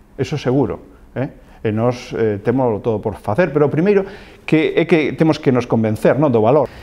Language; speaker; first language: Galician; non-native, local second language; Spanish